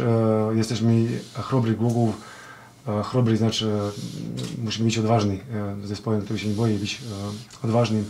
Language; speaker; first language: Polish; non-native, fluent; Serbian